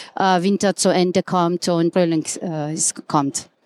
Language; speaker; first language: German; non-native, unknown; Slovenian